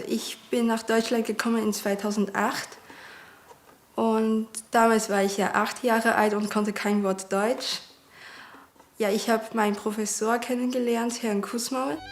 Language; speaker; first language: German; early bilingual, other home language; Chinese